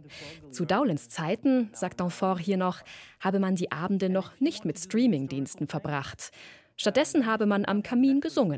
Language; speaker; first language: German; native; German